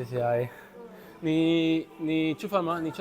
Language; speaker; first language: Chinese; non-native, learner; English